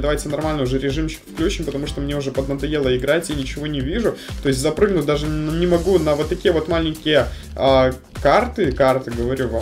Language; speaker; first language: Russian; native; Russian